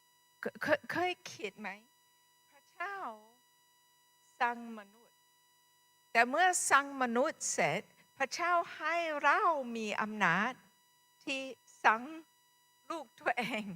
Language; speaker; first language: Thai; non-native, fluent; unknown